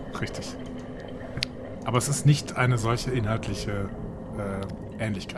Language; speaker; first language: German; native; German